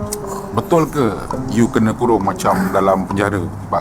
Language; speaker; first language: Malay; native; Malay